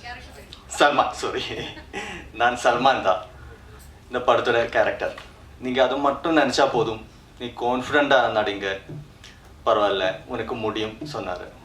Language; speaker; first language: Tamil; non-native, learner; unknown